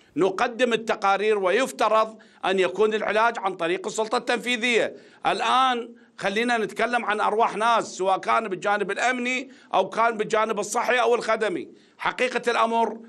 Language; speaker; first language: Arabic; native; Arabic